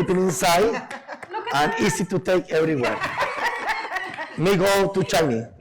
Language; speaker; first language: English; non-native, learner; Spanish